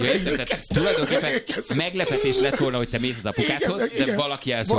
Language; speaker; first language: Hungarian; native; Hungarian